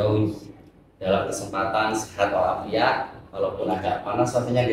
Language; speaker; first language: Indonesian; native; Indonesian